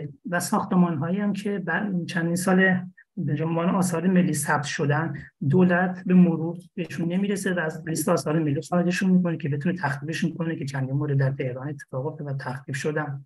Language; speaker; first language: Persian; native; Persian